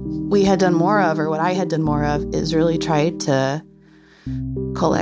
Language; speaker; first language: English; native; English